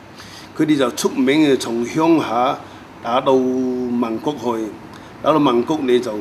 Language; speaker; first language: Cantonese; non-native, local second language; Min Nan Chinese